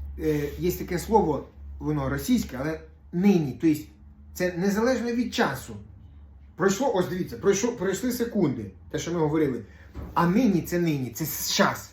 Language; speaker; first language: Ukrainian; non-native, local second language; Russian